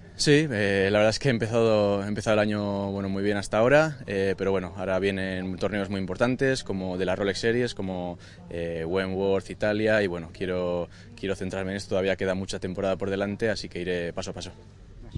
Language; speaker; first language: Spanish; native; Spanish